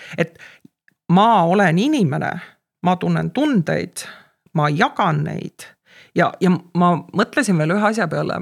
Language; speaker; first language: Estonian; native; Estonian